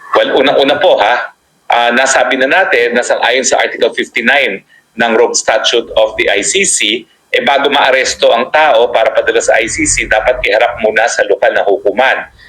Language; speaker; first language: Filipino; native; Filipino